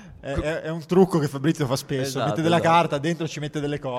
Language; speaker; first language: Italian; native; Italian